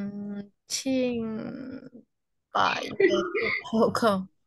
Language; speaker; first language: Chinese; non-native, learner; Indonesian